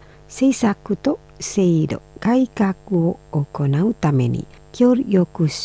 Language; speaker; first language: Japanese; non-native, fluent; Indonesian